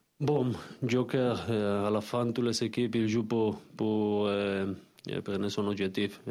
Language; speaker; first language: French; non-native, learner; Spanish